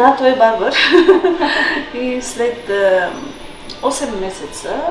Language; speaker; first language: Bulgarian; non-native, local second language; Turkish